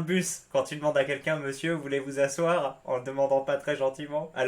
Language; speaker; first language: French; native; French